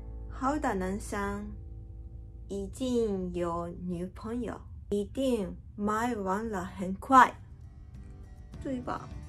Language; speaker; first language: Chinese; non-native, learner; Japanese